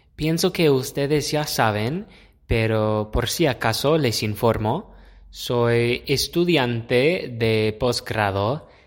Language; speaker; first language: Spanish; non-native, fluent; English